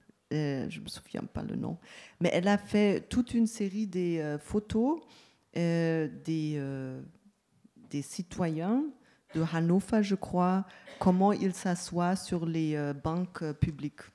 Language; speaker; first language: French; non-native, fluent; German